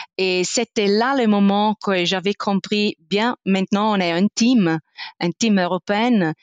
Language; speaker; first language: French; non-native, fluent; Italian